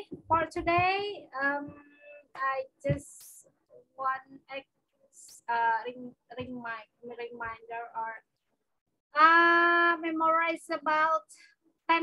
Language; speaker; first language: English; non-native, fluent; Indonesian